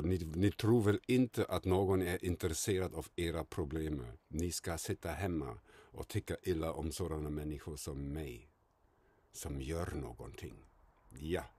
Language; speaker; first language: Swedish; non-native, fluent; German